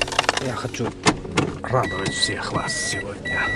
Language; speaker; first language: Russian; non-native, local second language; Uzbek